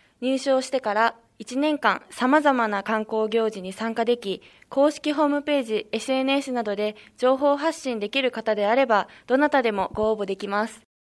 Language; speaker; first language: Japanese; native; Japanese